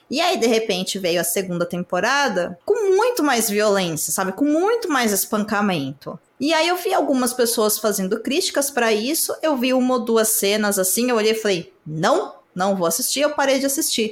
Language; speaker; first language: Portuguese; native; Portuguese